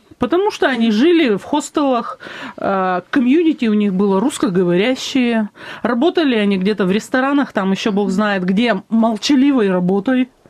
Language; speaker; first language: Russian; native; Russian